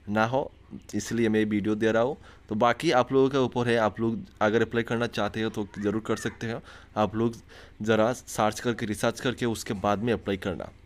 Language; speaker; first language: Hindi; non-native, local second language; Bangla